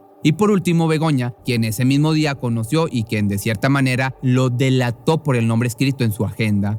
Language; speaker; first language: Spanish; native; Spanish